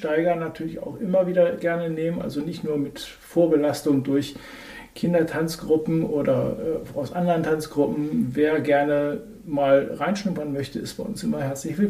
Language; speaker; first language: German; native; German